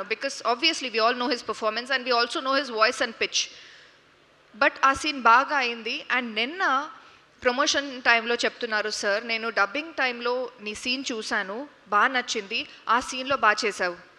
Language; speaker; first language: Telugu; non-native, local second language; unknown